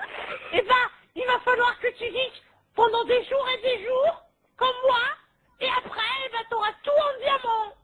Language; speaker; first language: French; native; French